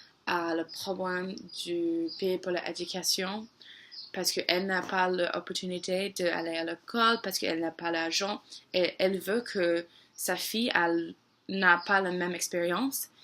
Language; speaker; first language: French; non-native, learner; English